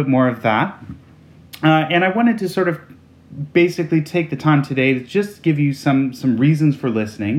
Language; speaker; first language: English; native; English